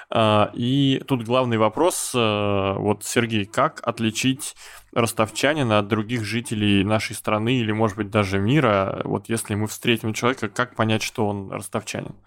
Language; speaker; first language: Russian; native; Russian